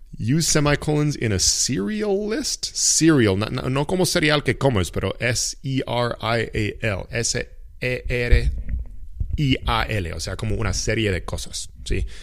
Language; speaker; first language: Spanish; non-native, fluent; English